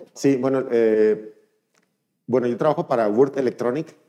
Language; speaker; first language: Spanish; native; Spanish